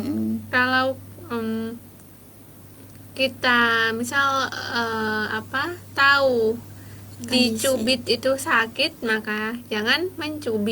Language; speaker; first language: Indonesian; native; Indonesian